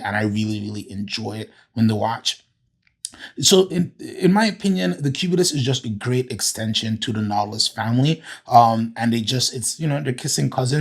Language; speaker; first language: English; native; English